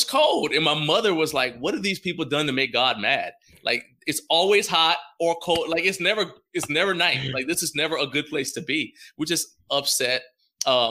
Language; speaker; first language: English; native; English